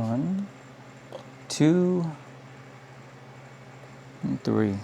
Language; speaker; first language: English; native; English